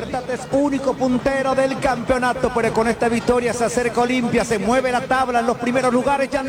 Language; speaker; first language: Spanish; native; Spanish